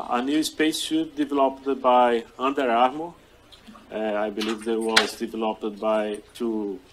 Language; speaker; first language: English; non-native, fluent; Portuguese